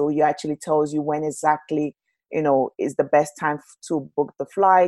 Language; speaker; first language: English; non-native, local second language; Yoruba